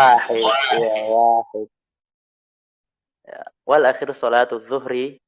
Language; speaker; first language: Arabic; non-native, fluent; Indonesian